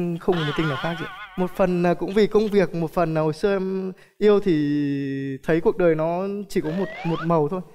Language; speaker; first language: Vietnamese; native; Vietnamese